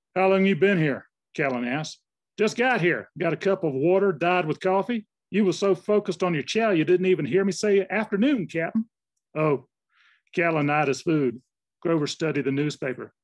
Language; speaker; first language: English; native; English